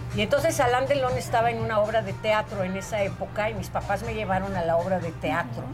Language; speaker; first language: Spanish; non-native, fluent; Hebrew